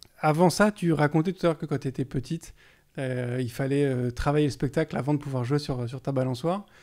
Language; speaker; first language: French; native; French